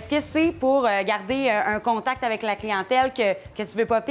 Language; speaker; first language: French; native; French